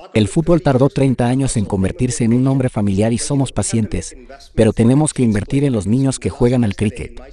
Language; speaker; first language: Spanish; non-native, fluent; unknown